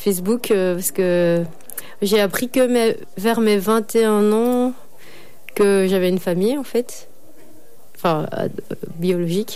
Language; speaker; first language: French; native; French